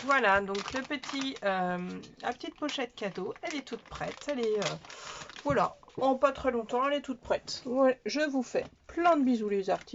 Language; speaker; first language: French; native; French